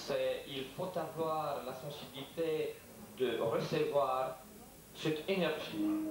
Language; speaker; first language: French; non-native, learner; Romanian